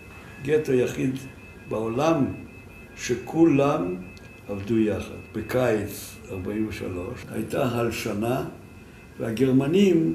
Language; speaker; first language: Hebrew; non-native, fluent; Yiddish